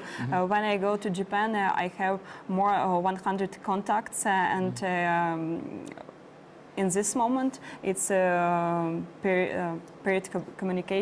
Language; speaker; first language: English; non-native, learner; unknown